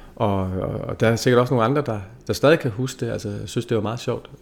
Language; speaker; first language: Danish; native; Danish